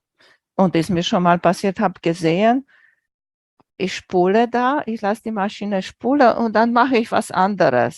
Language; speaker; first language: German; non-native, fluent; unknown